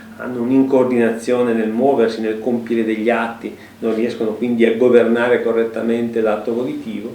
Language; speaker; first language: Italian; native; Italian